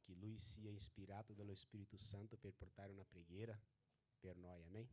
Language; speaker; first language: Italian; non-native, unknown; Portuguese